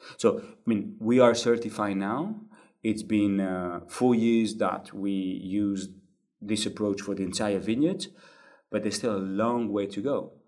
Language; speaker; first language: English; non-native, fluent; French